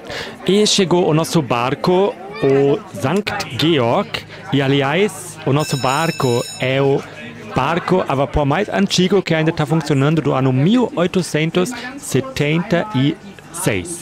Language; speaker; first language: Portuguese; non-native, fluent; German